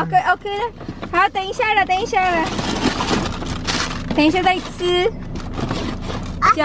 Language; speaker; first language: Chinese; non-native, learner; Filipino